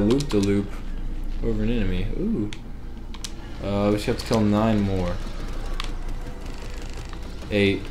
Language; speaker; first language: English; native; English